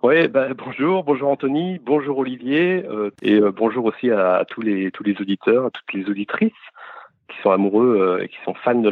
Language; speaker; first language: French; native; French